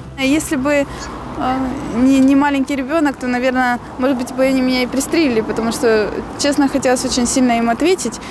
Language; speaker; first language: Russian; native; Russian